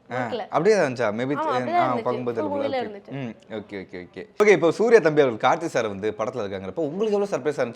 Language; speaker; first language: Tamil; native; Tamil